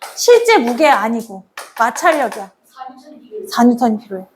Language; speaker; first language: Korean; native; Korean